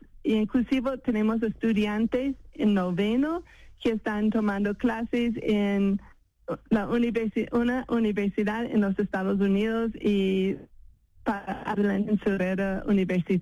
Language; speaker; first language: Spanish; non-native, fluent; English